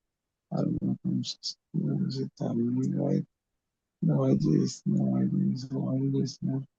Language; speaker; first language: Arabic; non-native, learner; Bangla